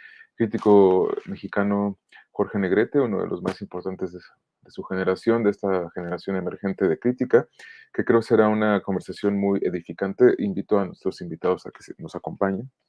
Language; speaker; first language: Spanish; native; Spanish